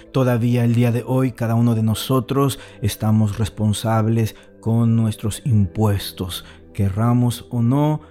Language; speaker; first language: Spanish; native; Spanish